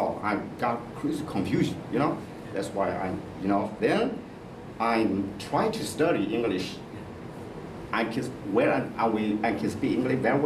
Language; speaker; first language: English; non-native, learner; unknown